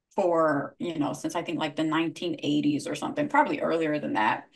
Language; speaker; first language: English; native; English